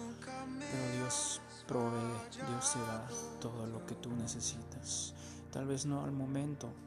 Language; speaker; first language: Spanish; native; Spanish